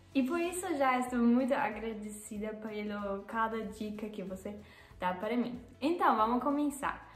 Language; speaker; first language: Portuguese; non-native, learner; German